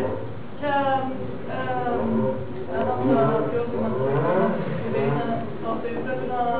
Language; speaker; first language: Greek; non-native, learner; Swedish